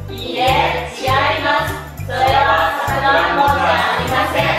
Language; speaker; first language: Japanese; non-native, learner; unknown